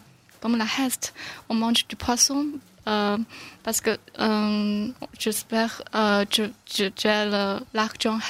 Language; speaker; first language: French; non-native, learner; Chinese